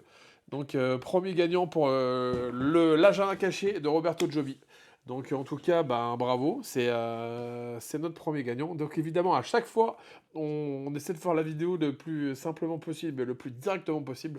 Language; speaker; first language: French; native; French